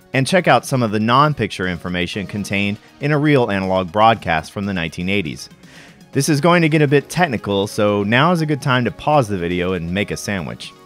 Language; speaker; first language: English; native; English